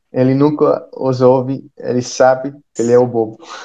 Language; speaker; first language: Portuguese; non-native, fluent; English